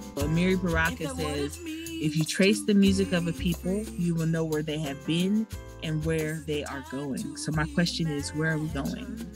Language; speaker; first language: English; native; English